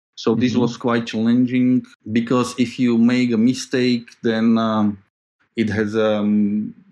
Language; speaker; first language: English; non-native, fluent; Slovak